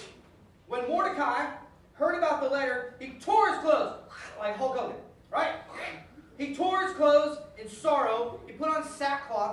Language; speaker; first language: English; native; English